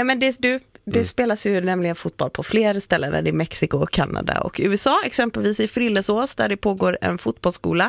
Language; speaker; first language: Swedish; native; Swedish